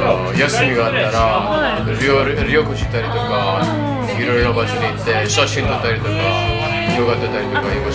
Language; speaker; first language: Japanese; non-native, learner; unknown